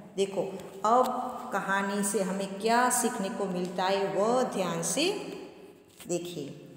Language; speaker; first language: Hindi; non-native, local second language; Gujarati